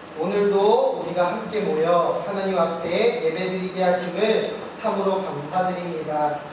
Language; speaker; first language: Korean; native; Korean